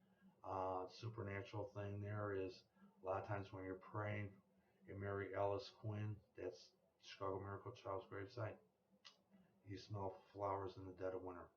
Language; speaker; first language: English; native; English